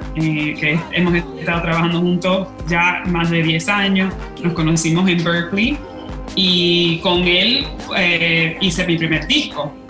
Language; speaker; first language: Spanish; early bilingual, heritage; Spanish